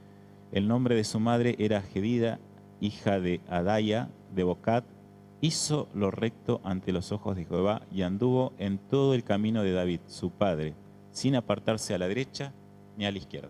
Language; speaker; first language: Spanish; native; Spanish